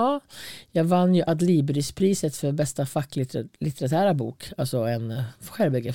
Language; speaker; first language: Swedish; native; Swedish